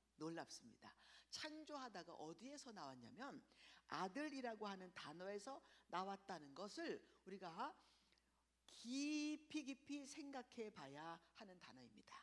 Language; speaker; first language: Korean; early bilingual, heritage; Korean